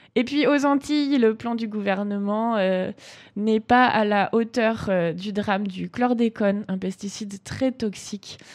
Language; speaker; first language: French; native; French